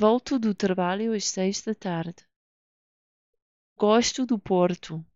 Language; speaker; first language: Portuguese; non-native, fluent; English